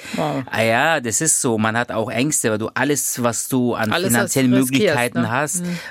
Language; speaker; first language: German; early bilingual, other home language; Turkish